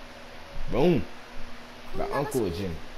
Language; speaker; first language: English; native; English